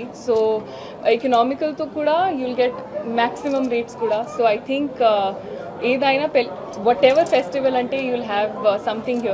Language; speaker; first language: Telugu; non-native, learner; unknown